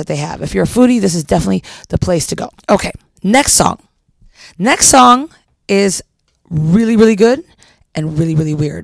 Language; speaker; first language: English; non-native, local second language; Filipino